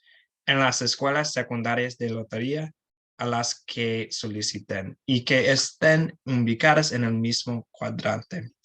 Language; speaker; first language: Spanish; non-native, learner; English